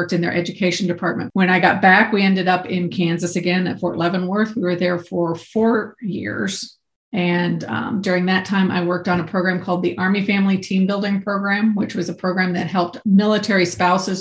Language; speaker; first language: English; native; English